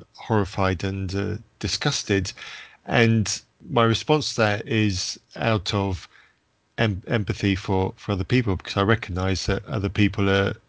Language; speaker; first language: English; native; English